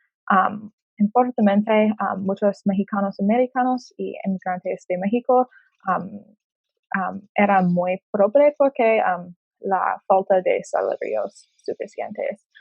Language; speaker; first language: Spanish; non-native, learner; English